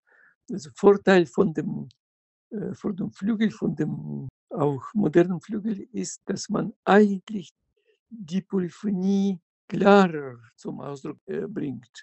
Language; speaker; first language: German; non-native, fluent; Russian